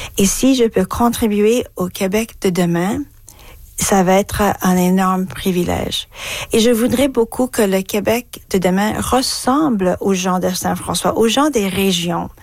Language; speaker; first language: French; non-native, fluent; English